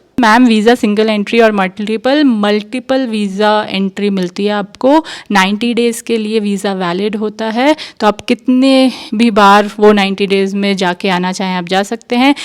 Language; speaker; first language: Hindi; native; Hindi